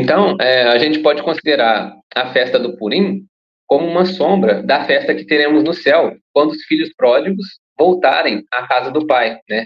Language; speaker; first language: Portuguese; native; Portuguese